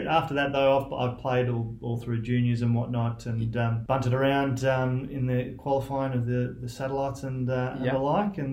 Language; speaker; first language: English; native; English